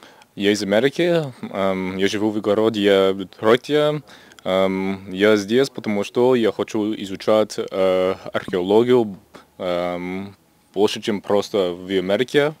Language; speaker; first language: Russian; non-native, learner; English